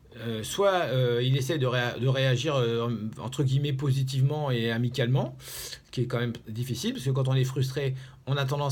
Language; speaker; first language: French; native; French